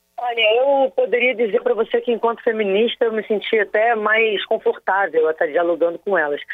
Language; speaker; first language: Portuguese; native; Portuguese